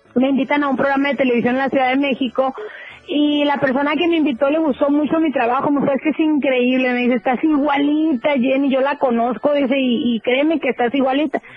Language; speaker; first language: Spanish; native; Spanish